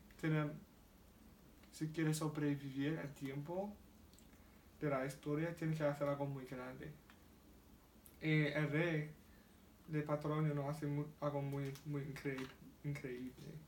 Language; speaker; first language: Spanish; non-native, learner; English